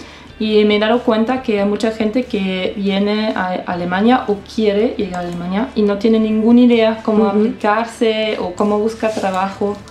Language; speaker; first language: Spanish; non-native, fluent; German